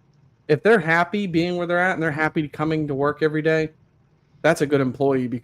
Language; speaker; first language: English; native; English